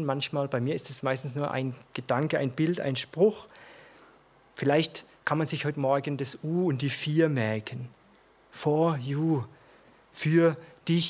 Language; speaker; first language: German; native; German